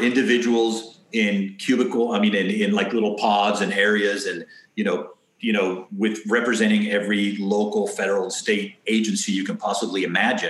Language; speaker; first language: English; early bilingual, other home language; Spanish